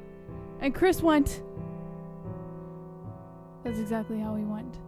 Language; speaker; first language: English; native; English